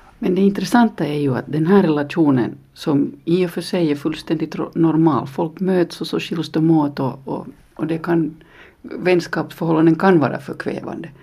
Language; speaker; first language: Swedish; native; Swedish